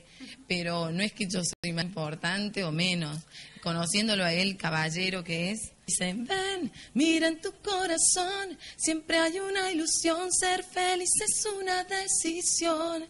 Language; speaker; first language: Spanish; native; Spanish